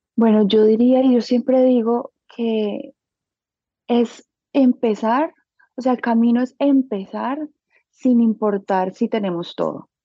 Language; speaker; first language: Spanish; native; Spanish